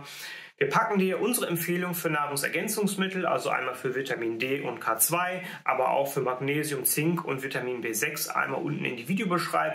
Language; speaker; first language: German; native; German